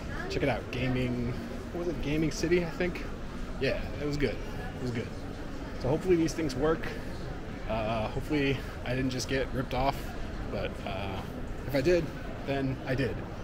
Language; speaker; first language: English; native; English